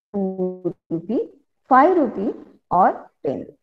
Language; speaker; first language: English; non-native, local second language; Marathi